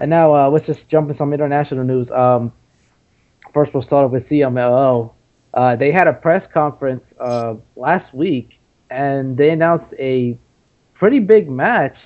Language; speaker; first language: English; native; English